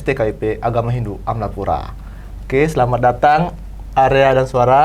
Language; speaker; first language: Indonesian; non-native, local second language; Balinese